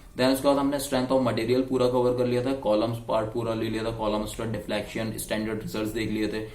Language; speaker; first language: Hindi; native; Hindi